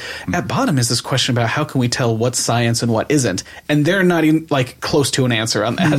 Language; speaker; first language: English; native; English